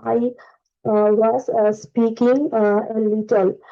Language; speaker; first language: English; non-native, learner; Bangla